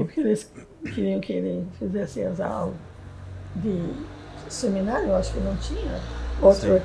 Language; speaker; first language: Portuguese; non-native, fluent; English